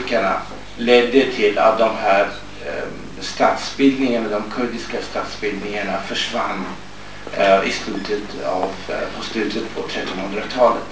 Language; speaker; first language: Swedish; non-native, fluent; Kurdish